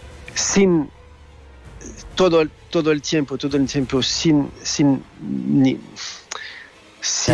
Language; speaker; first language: Spanish; non-native, fluent; French